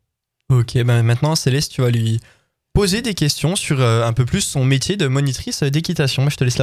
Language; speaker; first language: French; native; French